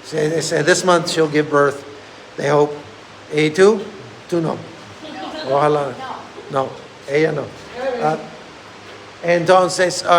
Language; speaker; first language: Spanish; non-native, learner; English